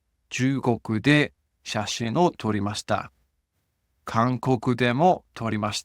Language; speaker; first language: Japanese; non-native, fluent; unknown